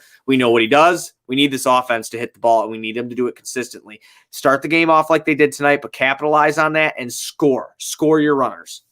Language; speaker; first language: English; native; English